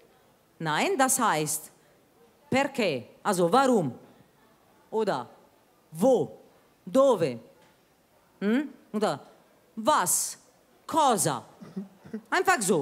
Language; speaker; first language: German; non-native, fluent; Italian